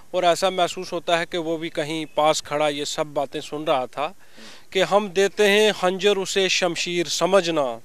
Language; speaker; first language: Urdu; native; Urdu